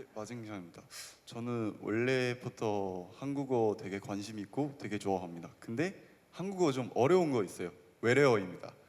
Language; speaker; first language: Korean; non-native, learner; Chinese